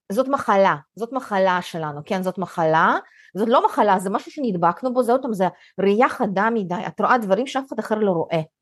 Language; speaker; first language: Hebrew; early bilingual, other home language; Russian